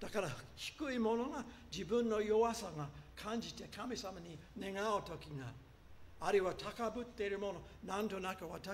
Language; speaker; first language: Japanese; non-native, fluent; English